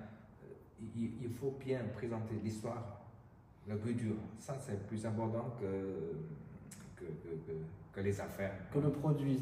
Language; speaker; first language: French; non-native, learner; Chinese